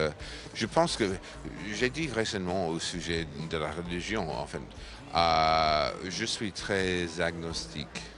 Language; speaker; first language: French; non-native, fluent; English